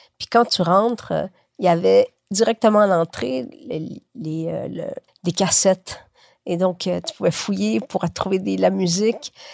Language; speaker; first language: French; early bilingual, other home language; Spanish